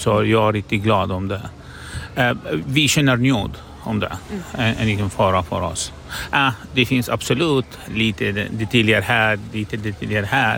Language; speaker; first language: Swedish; non-native, learner; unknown